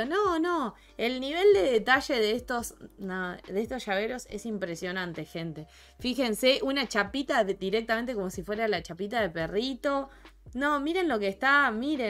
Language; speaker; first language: Spanish; native; Spanish